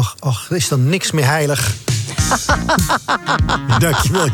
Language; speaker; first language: Dutch; native; Dutch